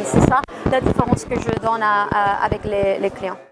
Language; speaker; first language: French; non-native, fluent; Spanish